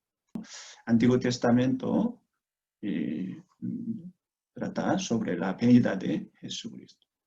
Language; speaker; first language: Spanish; non-native, fluent; Korean